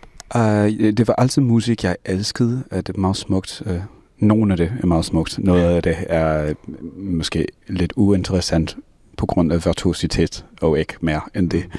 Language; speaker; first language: Danish; non-native, fluent; English